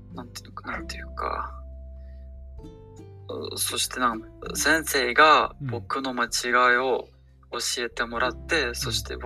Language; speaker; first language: Japanese; non-native, learner; Ukrainian